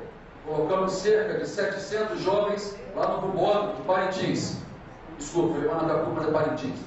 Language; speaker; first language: Portuguese; native; Portuguese